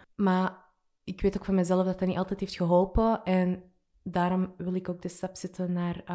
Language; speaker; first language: Dutch; native; Dutch